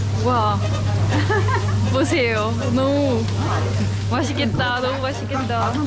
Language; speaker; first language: Korean; non-native, learner; French